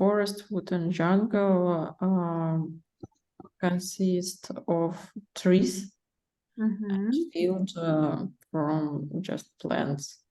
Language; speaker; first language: English; non-native, learner; Russian